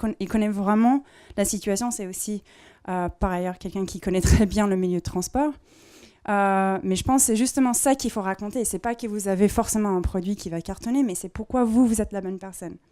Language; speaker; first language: French; non-native, fluent; English